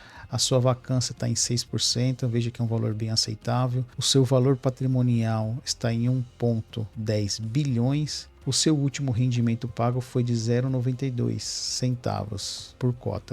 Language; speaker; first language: Portuguese; native; Portuguese